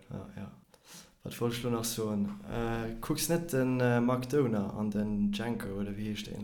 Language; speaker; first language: German; non-native, local second language; Luxembourgish